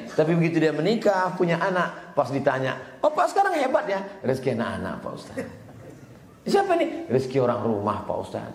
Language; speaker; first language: Indonesian; native; Indonesian